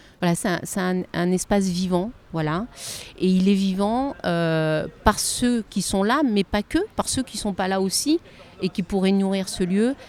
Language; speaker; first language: French; early bilingual, other home language; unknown